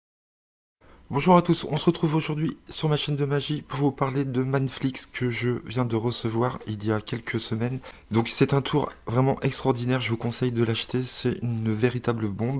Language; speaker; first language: French; native; French